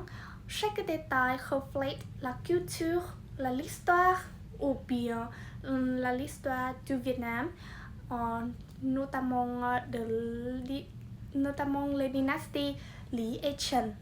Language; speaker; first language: French; non-native, learner; Vietnamese